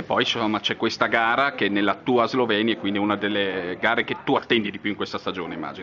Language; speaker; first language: Italian; native; Italian